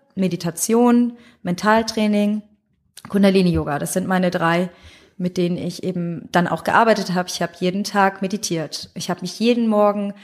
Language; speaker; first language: German; native; German